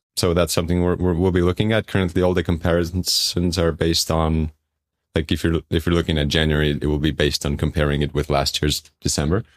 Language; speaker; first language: English; non-native, fluent; Estonian